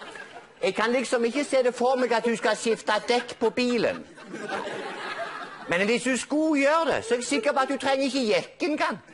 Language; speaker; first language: Norwegian; native; Norwegian